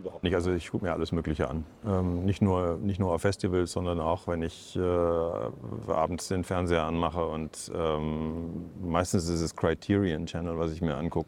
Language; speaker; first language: German; native; German